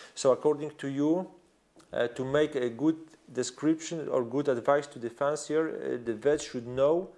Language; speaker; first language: English; non-native, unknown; Polish